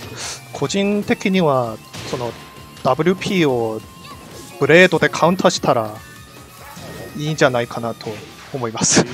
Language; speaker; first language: Japanese; non-native, learner; Korean